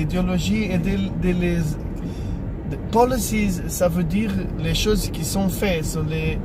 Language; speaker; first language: French; non-native, fluent; Portuguese